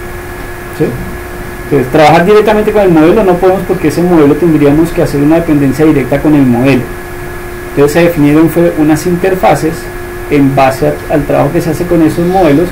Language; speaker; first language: Spanish; native; Spanish